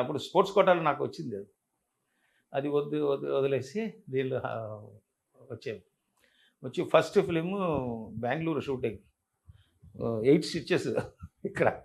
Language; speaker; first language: Telugu; non-native, learner; Tamil